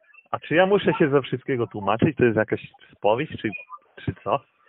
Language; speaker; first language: Polish; native; Polish